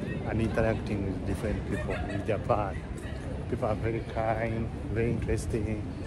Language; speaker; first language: English; non-native, local second language; Ganda